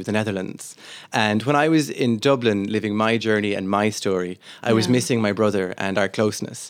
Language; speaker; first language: English; native; English